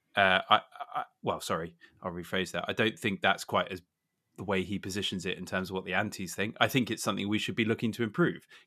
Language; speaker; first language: English; native; English